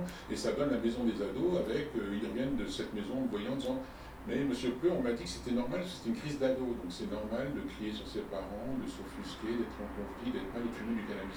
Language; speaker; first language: French; native; French